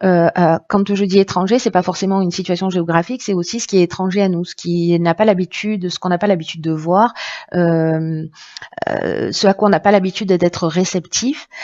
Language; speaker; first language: French; native; French